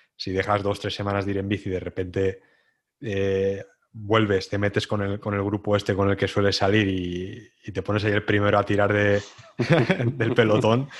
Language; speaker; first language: Spanish; native; Spanish